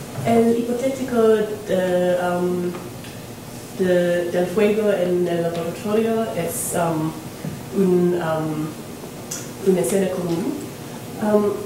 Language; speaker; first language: Spanish; non-native, learner; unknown